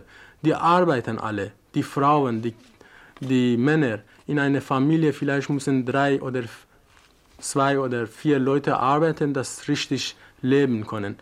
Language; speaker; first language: German; non-native, learner; Persian